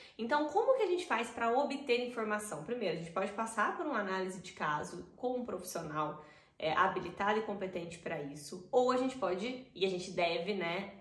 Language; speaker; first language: Portuguese; native; Portuguese